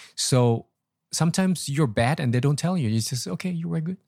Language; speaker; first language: English; non-native, fluent; German